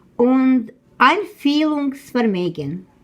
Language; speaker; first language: German; non-native, learner; Croatian